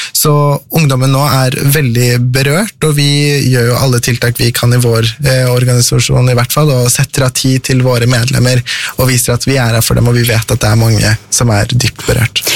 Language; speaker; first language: Norwegian; early bilingual, other home language; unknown